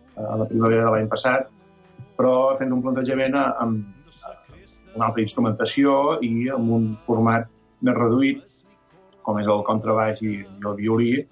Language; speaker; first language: Catalan; native; Catalan